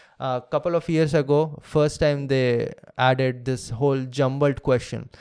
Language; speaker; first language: English; non-native, local second language; Hindi